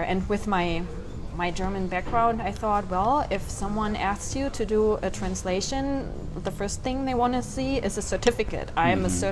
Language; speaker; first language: English; non-native, fluent; German